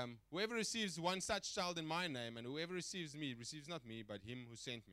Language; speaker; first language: English; non-native, local second language; Afrikaans